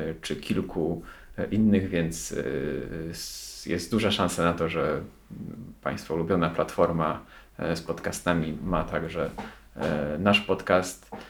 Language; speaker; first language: Polish; native; Polish